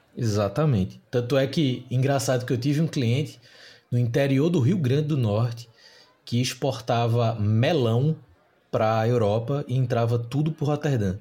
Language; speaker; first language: Portuguese; native; Portuguese